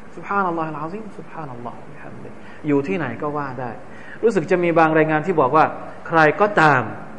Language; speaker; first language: Thai; non-native, local second language; Malay